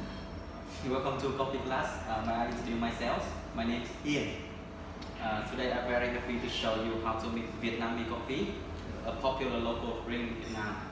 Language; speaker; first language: English; non-native, learner; Vietnamese